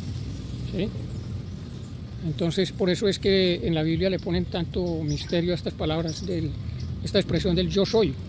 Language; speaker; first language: Spanish; native; Spanish